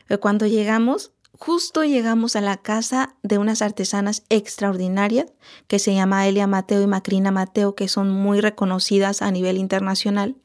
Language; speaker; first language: Spanish; non-native, local second language; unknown